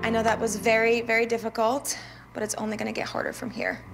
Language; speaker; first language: English; native; English